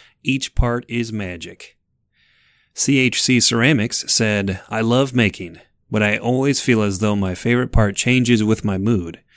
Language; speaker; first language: English; native; English